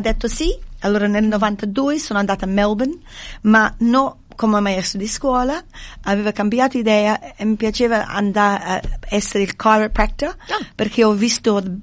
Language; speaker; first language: Italian; non-native, fluent; English